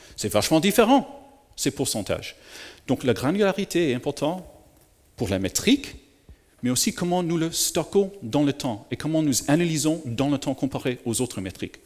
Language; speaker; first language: French; native; French